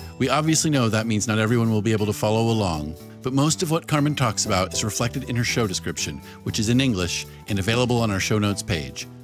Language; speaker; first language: English; native; English